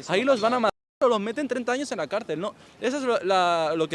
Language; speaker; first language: Spanish; early bilingual, other home language; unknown